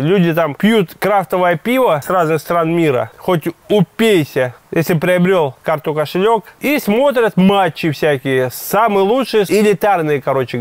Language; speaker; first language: Russian; native; Russian